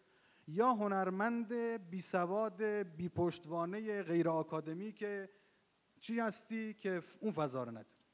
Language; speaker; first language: Persian; native; Persian